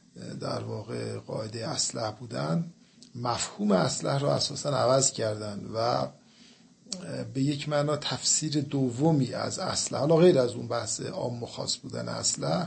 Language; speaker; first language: Persian; native; Persian